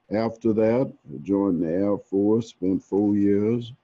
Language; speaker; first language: English; native; English